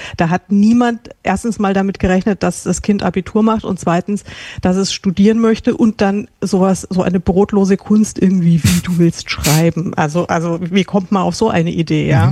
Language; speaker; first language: German; native; German